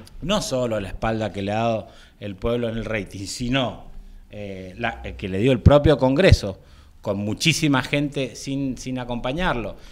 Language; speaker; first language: Spanish; native; Spanish